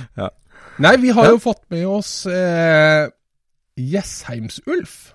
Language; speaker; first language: Norwegian; native; Norwegian